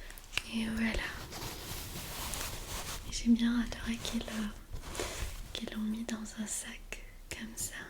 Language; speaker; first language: French; non-native, fluent; Armenian